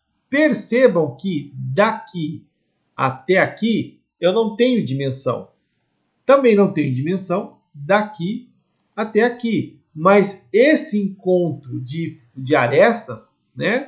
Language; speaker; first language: Portuguese; native; Portuguese